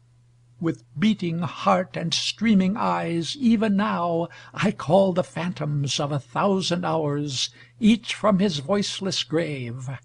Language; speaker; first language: English; native; English